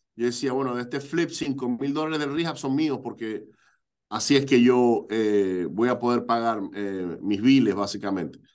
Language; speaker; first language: Spanish; native; Spanish